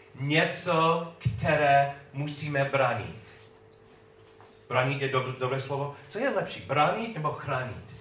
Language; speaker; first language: Czech; non-native, learner; English